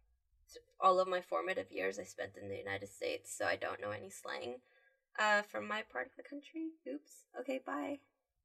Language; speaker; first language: English; early bilingual, other home language; Spanish